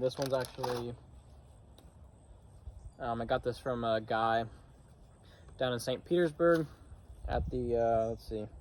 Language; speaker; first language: English; native; English